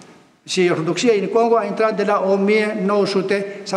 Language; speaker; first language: Romanian; non-native, fluent; Greek